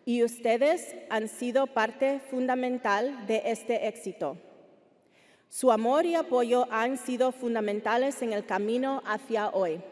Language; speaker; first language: Spanish; early bilingual, heritage; Spanish